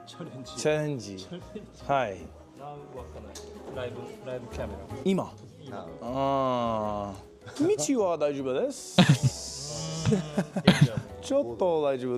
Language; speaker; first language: Japanese; non-native, learner; English